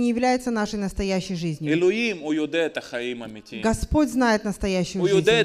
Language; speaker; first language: Russian; native; Russian